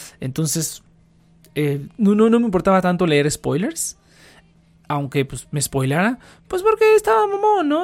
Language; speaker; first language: Spanish; native; Spanish